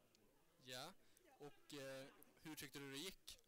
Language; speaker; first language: Swedish; native; Swedish